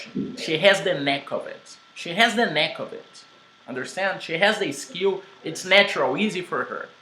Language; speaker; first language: English; non-native, fluent; Portuguese